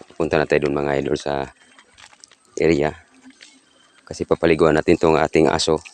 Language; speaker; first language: Filipino; non-native, local second language; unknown